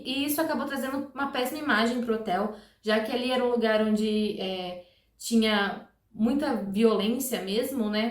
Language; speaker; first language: Portuguese; native; Portuguese